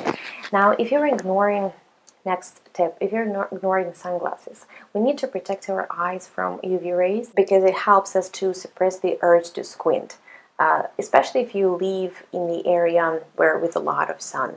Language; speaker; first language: English; non-native, fluent; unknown